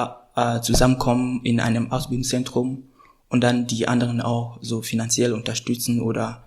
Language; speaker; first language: German; non-native, fluent; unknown